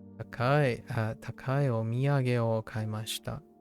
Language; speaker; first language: Japanese; non-native, learner; English